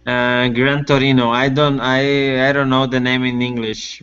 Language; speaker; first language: English; non-native, learner; Portuguese